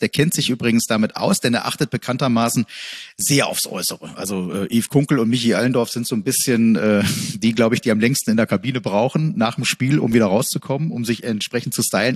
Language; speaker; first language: German; native; German